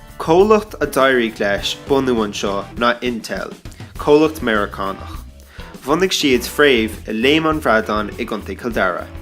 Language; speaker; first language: Irish; non-native, local second language; English